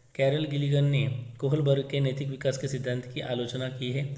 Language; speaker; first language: Hindi; non-native, local second language; Marathi